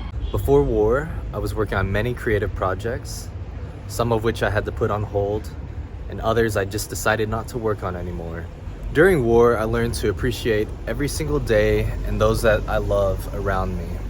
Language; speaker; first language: English; native; English